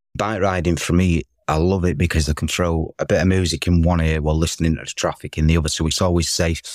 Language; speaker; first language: English; native; English